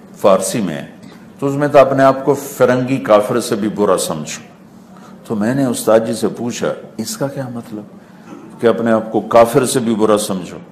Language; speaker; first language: Urdu; non-native, local second language; Punjabi